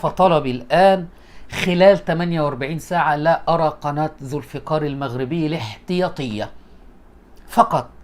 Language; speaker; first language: Arabic; native; Arabic